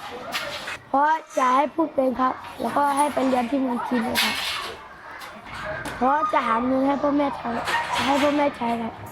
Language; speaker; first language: Thai; early bilingual, other home language; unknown